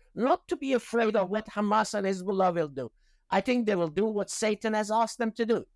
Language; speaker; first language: English; non-native, fluent; Persian